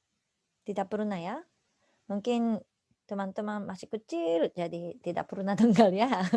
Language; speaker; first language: Indonesian; non-native, fluent; Japanese